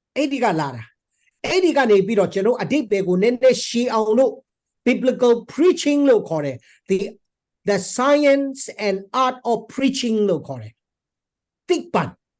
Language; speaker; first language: Burmese; non-native, local second language; Hakha Chin